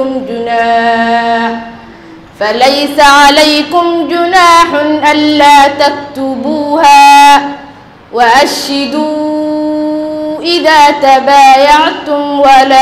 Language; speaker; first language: Arabic; non-native, local second language; Somali